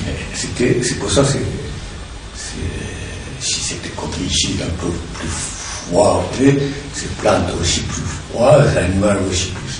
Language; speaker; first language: French; non-native, learner; Japanese